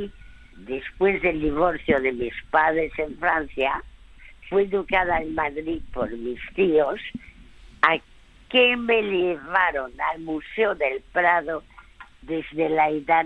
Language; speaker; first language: Spanish; early bilingual, other home language; French